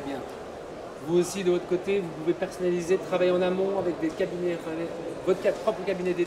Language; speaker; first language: French; native; French